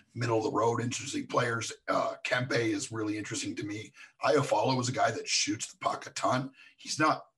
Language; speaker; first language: English; native; English